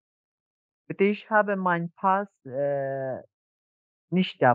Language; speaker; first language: German; non-native, learner; Kurdish